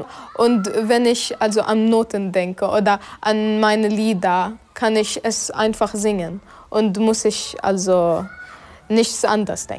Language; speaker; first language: German; non-native, learner; Arabic